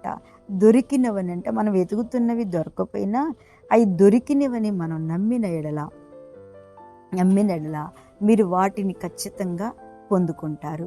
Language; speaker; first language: Telugu; native; Telugu